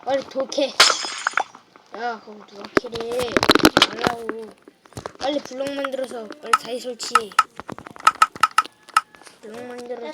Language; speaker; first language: Korean; native; Korean